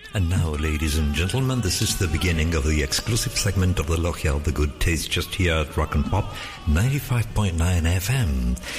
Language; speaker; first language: English; non-native, fluent; Spanish